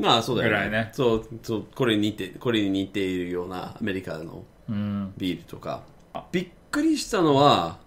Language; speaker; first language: Japanese; non-native, fluent; English